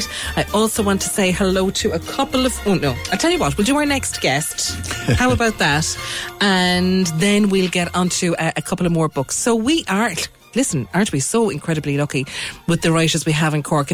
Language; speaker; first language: English; native; English